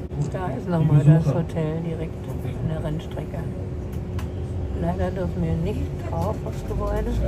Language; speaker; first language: German; native; German